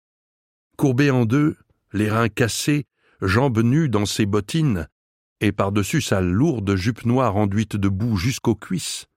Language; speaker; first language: French; native; French